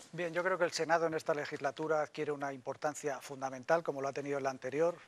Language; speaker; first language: Spanish; native; Spanish